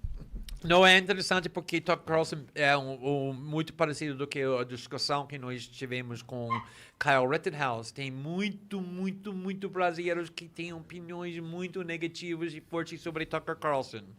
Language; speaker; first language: Portuguese; non-native, fluent; English